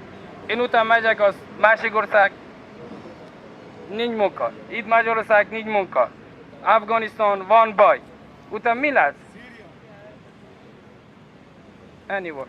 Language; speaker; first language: Hungarian; non-native, learner; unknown